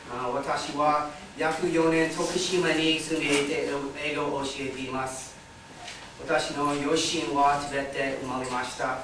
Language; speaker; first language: Japanese; non-native, fluent; Tibetan